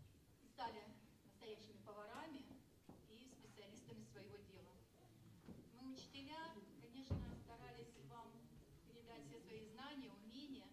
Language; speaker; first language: Russian; native; Russian